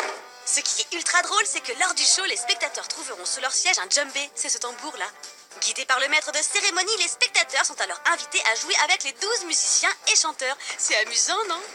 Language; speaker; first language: French; native; French